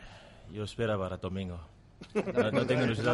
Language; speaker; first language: Spanish; non-native, learner; Tongan